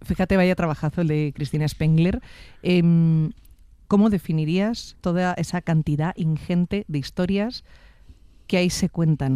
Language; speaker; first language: Spanish; native; Spanish